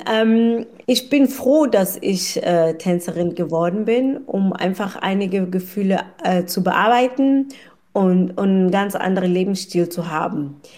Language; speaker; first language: German; non-native, fluent; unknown